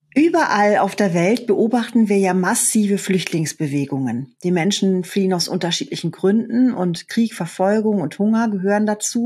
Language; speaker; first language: German; native; German